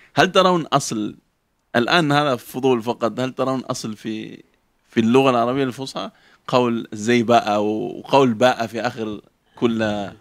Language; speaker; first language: Arabic; non-native, fluent; Spanish